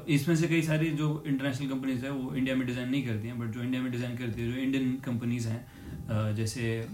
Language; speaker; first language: Hindi; non-native, local second language; Marathi